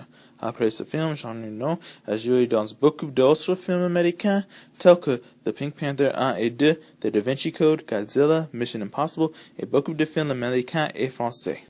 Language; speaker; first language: French; non-native, learner; English